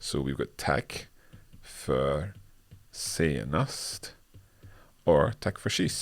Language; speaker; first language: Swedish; non-native, learner; English